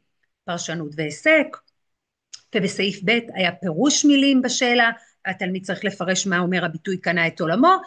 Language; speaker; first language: Hebrew; native; Hebrew